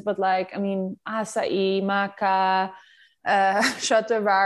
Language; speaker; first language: English; non-native, fluent; Dutch